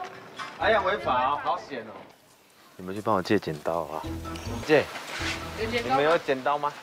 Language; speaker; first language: Chinese; native; Chinese